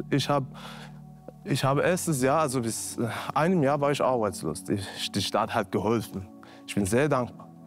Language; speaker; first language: German; non-native, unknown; Persian